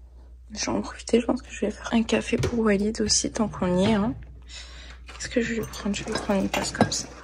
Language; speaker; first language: French; native; French